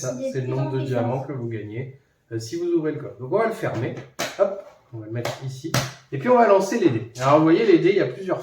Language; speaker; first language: French; native; French